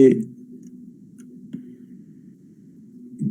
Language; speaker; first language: French; non-native, learner; Spanish